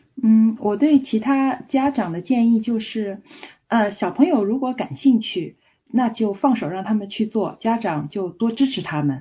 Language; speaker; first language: Chinese; native; Chinese